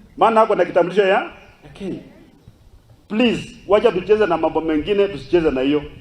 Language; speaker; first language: Swahili; non-native, local second language; Luyia